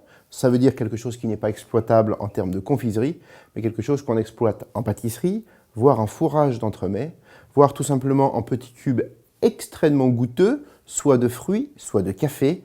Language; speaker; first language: French; native; French